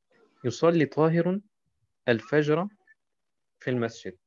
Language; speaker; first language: Arabic; non-native, fluent; German